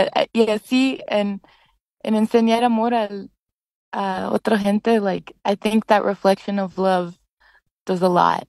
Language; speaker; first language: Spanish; early bilingual, heritage; Spanish